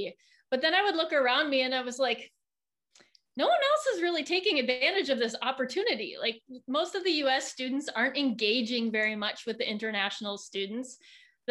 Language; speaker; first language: English; native; English